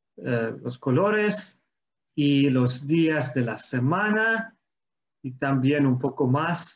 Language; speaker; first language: Spanish; non-native, fluent; English